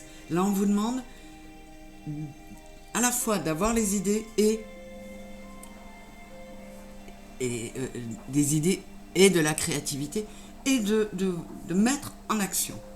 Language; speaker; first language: French; native; French